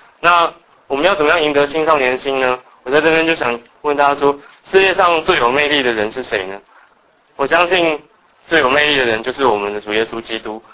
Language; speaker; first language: Chinese; early bilingual, other home language; Cantonese